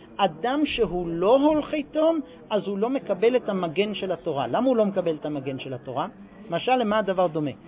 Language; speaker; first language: Hebrew; non-native, fluent; English